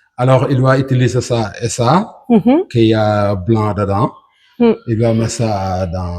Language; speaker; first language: French; non-native, local second language; Wolof